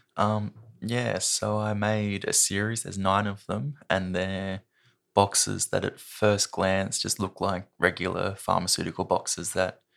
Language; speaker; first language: English; native; English